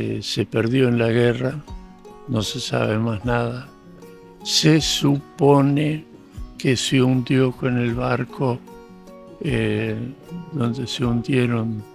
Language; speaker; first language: Spanish; early bilingual, other home language; German